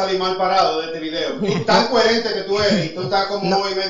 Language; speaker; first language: Spanish; native; Spanish